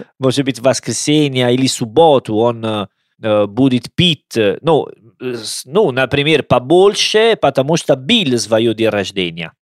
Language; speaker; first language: Russian; non-native, learner; Italian